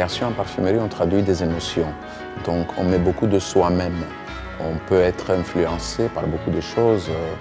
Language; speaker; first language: French; non-native, fluent; Greek